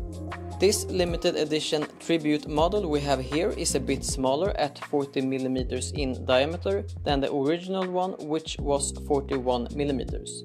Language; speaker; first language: English; non-native, fluent; Swedish